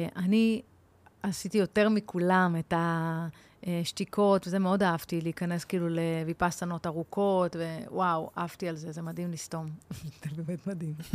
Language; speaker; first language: Hebrew; native; Hebrew